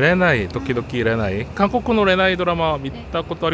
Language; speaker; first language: Japanese; non-native, learner; Korean